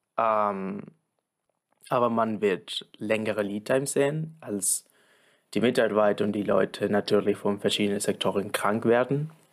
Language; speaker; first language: German; non-native, fluent; Spanish